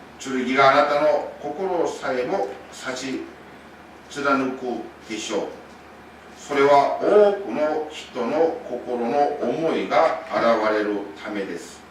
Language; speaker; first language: Japanese; non-native, fluent; Korean